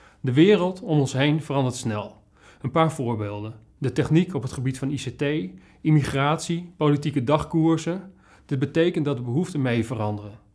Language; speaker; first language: Dutch; native; Dutch